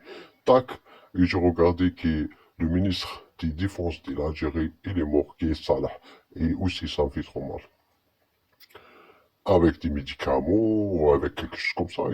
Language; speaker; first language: French; non-native, learner; Arabic